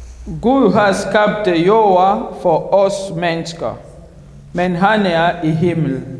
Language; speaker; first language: Danish; non-native, fluent; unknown